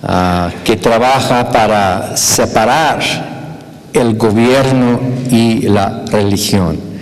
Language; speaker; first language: Spanish; non-native, fluent; English